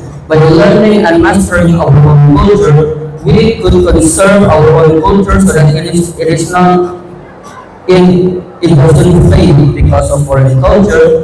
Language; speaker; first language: English; non-native, fluent; Indonesian